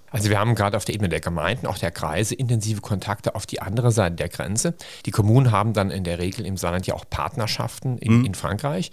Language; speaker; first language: German; native; German